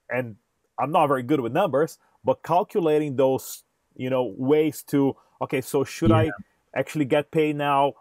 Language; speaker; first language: English; non-native, fluent; Portuguese